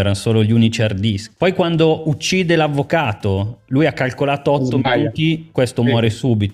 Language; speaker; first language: Italian; native; Italian